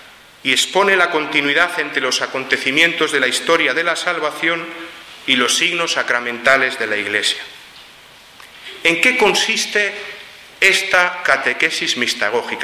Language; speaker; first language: Spanish; native; Spanish